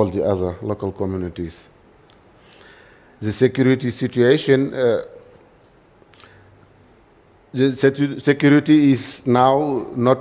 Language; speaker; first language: English; non-native, learner; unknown